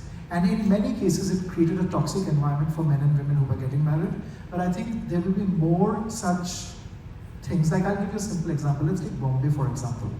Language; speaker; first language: English; non-native, local second language; Bangla